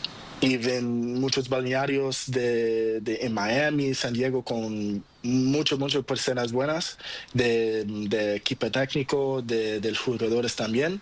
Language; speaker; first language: Spanish; non-native, learner; Portuguese